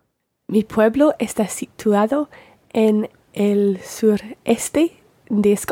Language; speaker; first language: Spanish; non-native, learner; English